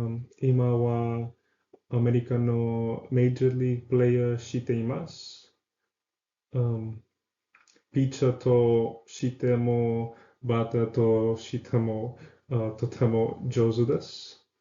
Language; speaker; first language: Japanese; non-native, learner; English